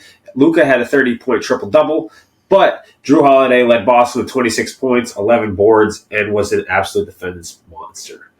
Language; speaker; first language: English; native; English